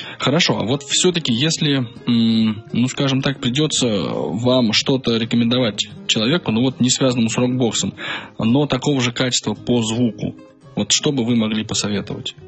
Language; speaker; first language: Russian; native; Russian